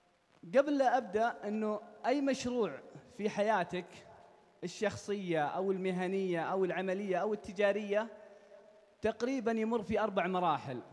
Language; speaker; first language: Arabic; native; Arabic